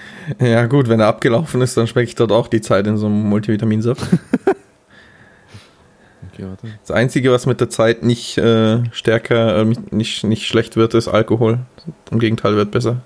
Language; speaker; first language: German; native; German